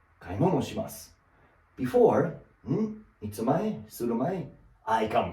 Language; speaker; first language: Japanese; non-native, learner; English